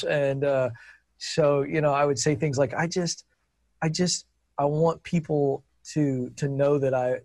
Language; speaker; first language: English; native; English